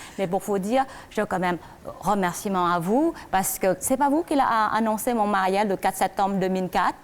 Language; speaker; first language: French; non-native, learner; Vietnamese